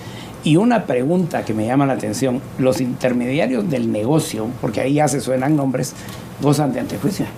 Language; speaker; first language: Spanish; native; Spanish